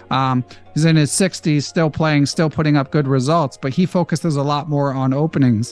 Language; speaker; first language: English; native; English